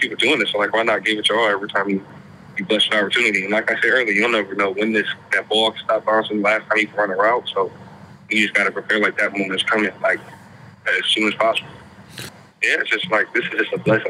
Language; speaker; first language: English; native; English